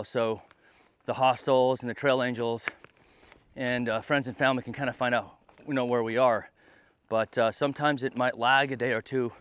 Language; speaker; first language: English; native; English